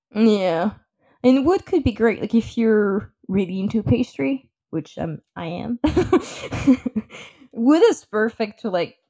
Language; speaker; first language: English; non-native, fluent; French